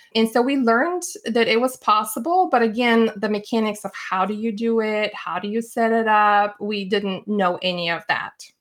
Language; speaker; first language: English; non-native, fluent; Bulgarian